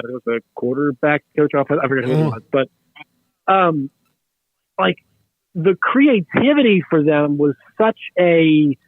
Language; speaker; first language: English; native; English